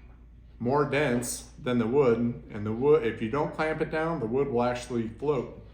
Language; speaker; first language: English; native; English